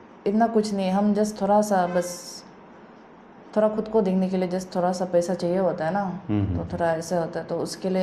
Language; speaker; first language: Hindi; non-native, local second language; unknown